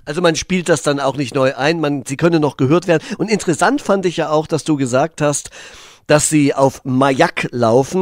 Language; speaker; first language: German; native; German